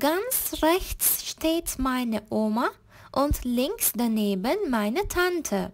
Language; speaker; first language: German; non-native, fluent; Turkish